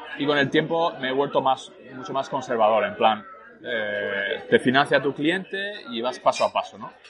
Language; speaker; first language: Spanish; early bilingual, other home language; French